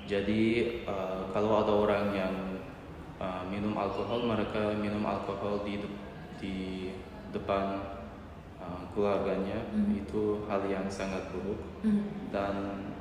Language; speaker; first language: Indonesian; non-native, learner; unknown